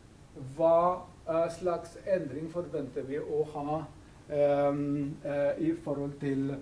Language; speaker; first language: Norwegian; non-native, fluent; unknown